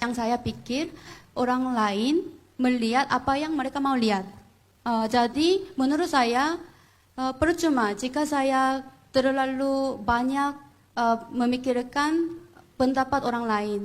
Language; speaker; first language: Indonesian; non-native, fluent; Korean